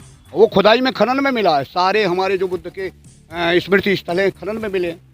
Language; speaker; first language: Hindi; native; Hindi